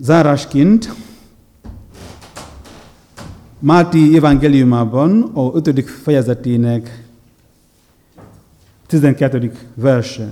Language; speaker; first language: Hungarian; non-native, learner; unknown